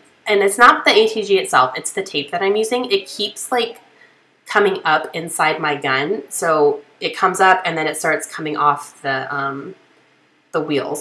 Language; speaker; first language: English; native; English